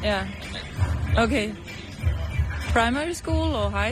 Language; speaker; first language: English; non-native, fluent; Danish